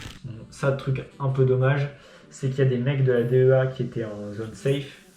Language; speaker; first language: French; native; French